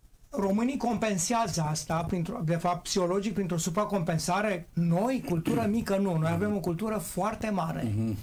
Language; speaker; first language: Romanian; native; Romanian